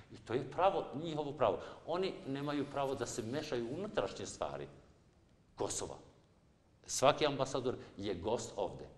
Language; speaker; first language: Serbian; non-native, local second language; Albanian